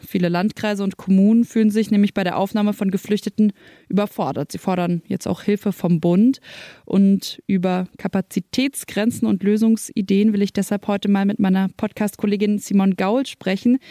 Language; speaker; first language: German; native; German